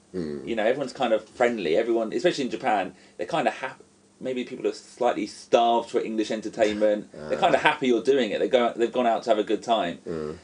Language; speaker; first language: English; native; English